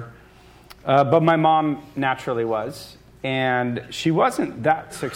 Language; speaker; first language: English; native; English